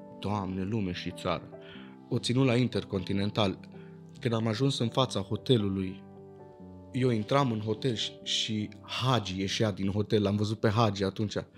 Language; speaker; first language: Romanian; early bilingual, heritage; Romanian